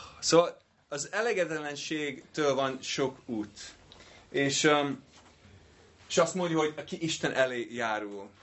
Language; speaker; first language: Hungarian; non-native, fluent; English